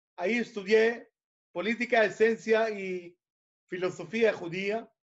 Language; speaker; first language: Spanish; non-native, fluent; Hebrew